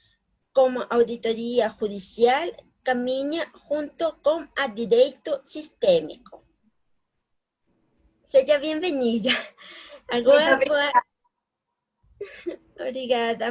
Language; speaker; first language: Portuguese; non-native, learner; Spanish